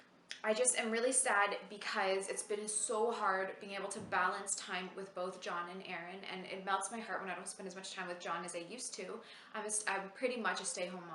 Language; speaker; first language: English; native; English